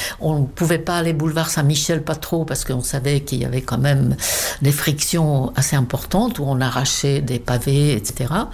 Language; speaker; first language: French; non-native, fluent; Czech